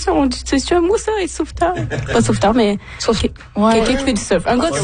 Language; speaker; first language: French; non-native, local second language; Innu-aimun